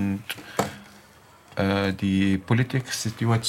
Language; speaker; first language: German; non-native, learner; Arabic